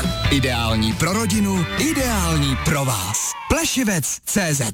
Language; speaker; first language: Czech; native; Czech